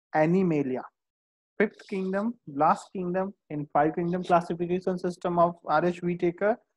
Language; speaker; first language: English; non-native, local second language; Gujarati